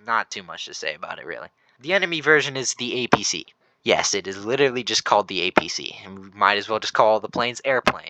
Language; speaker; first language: English; native; English